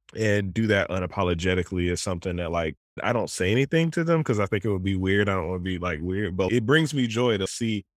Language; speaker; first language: English; native; English